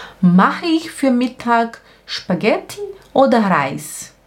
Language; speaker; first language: German; non-native, fluent; Portuguese